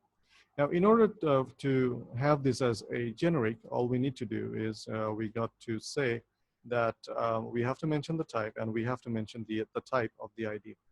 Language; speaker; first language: English; non-native, local second language; Bangla